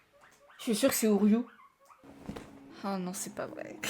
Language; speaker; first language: French; native; French